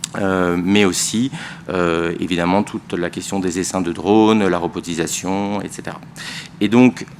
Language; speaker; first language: French; native; French